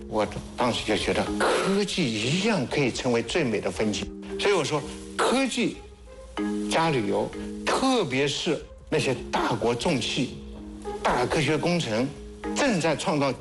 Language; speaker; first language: Chinese; native; Chinese